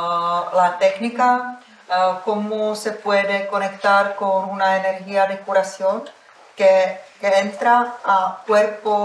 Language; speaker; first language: Spanish; non-native, fluent; Czech